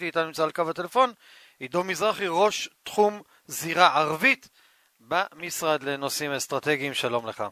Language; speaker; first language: Hebrew; native; Hebrew